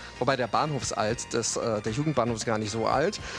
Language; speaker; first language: German; native; German